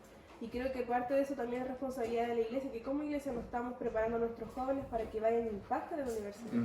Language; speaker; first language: Spanish; native; Spanish